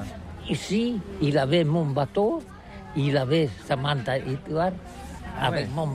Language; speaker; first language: French; non-native, learner; Catalan